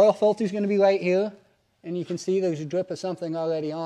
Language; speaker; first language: English; native; English